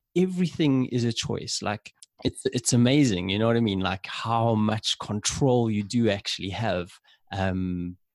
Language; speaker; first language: English; native; English